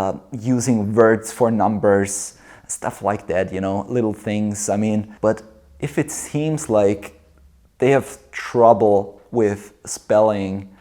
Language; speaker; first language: English; non-native, fluent; German